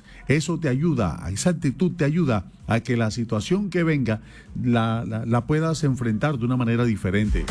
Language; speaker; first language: Spanish; native; Spanish